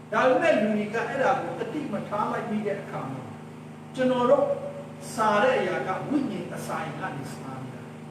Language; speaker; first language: Burmese; non-native, local second language; Tedim Chin